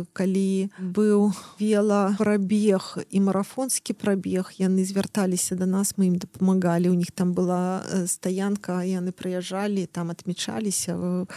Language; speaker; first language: Belarusian; non-native, local second language; Russian